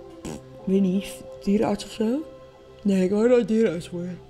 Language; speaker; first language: Dutch; native; Dutch